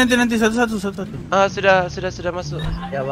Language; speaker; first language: Malay; native; Malay